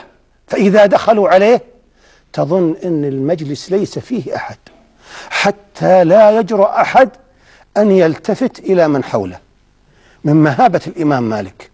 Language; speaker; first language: Arabic; native; Arabic